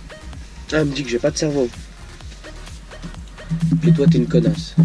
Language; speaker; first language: French; native; French